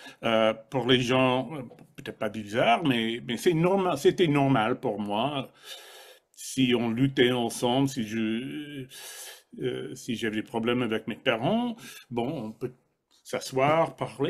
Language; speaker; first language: French; non-native, fluent; English